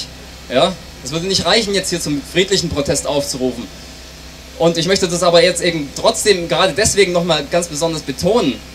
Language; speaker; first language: German; native; German